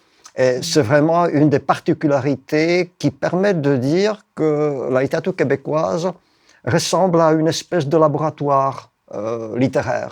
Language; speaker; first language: French; non-native, fluent; Czech